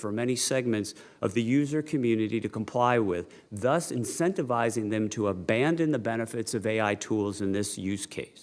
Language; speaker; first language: English; native; English